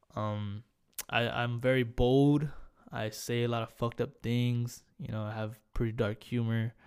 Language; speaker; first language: English; early bilingual, other home language; Spanish